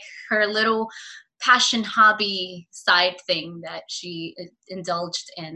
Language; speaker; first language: English; native; English